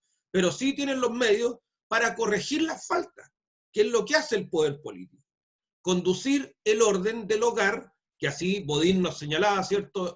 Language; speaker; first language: Spanish; native; Spanish